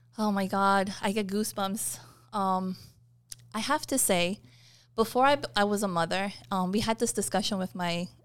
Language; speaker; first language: English; early bilingual, other home language; Persian